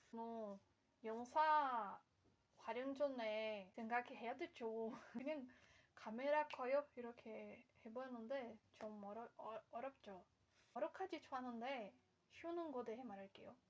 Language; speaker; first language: Korean; non-native, learner; Portuguese